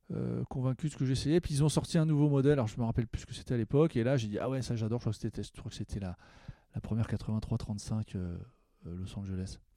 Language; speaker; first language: French; native; French